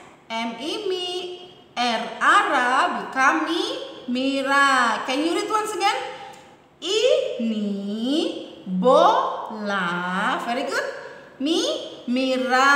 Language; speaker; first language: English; non-native, learner; Indonesian